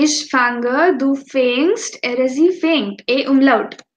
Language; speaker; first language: German; non-native, fluent; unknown